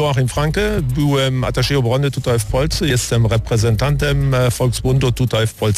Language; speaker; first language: Polish; non-native, learner; German